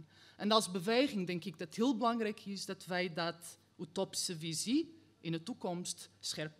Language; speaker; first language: Dutch; non-native, fluent; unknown